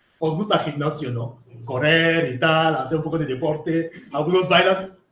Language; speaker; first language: Spanish; non-native, fluent; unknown